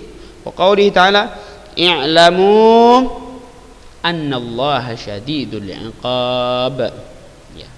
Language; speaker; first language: Arabic; non-native, fluent; Indonesian